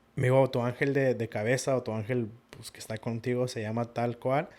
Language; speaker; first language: Spanish; early bilingual, heritage; Spanish